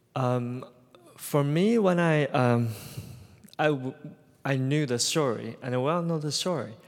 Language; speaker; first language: English; non-native, fluent; Chinese